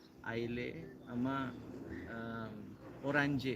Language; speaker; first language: Turkish; non-native, learner; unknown